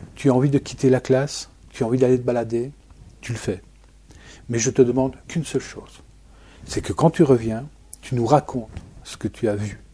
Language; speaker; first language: French; native; French